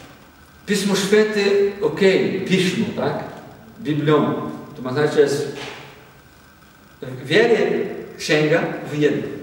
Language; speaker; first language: Polish; non-native, learner; Portuguese